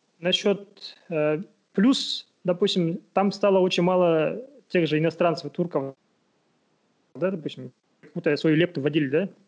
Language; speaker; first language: Russian; non-native, local second language; Kazakh